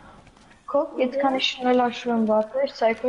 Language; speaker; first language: German; native; German